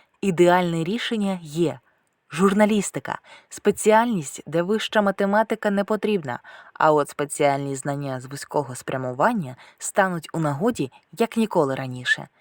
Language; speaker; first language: Ukrainian; native; Ukrainian